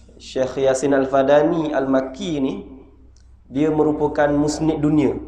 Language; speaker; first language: Malay; native; Malay